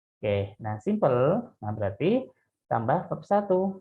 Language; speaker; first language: Indonesian; native; Indonesian